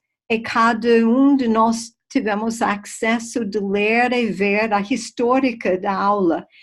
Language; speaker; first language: Portuguese; non-native, fluent; English